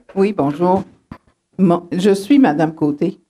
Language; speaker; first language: French; native; French